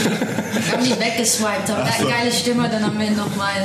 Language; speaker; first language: German; non-native, fluent; English